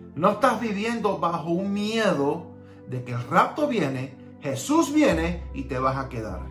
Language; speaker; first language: Spanish; early bilingual, heritage; Spanish